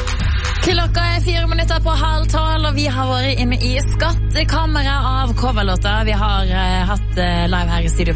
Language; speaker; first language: Norwegian; native; Norwegian